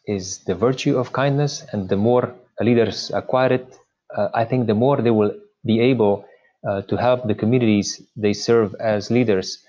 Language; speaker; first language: English; non-native, fluent; Slovenian